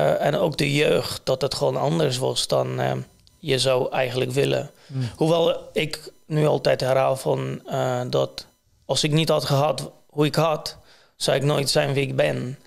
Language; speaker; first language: Dutch; non-native, fluent; Polish